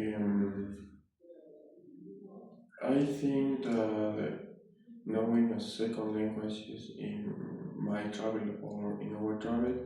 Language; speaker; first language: English; non-native, learner; Spanish